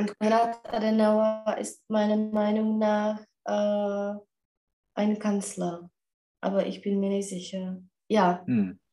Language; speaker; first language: German; non-native, learner; Czech